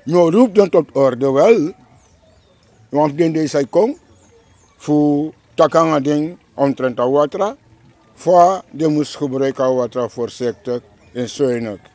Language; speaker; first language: Dutch; non-native, local second language; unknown